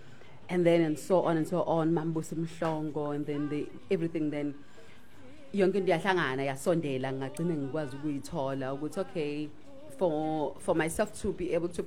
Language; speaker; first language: English; non-native, local second language; Zulu